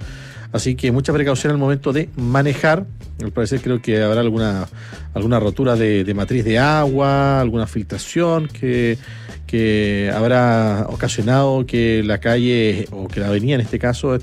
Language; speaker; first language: Spanish; native; Spanish